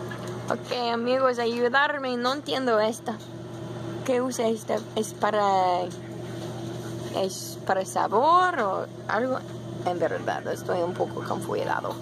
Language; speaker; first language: Spanish; non-native, learner; English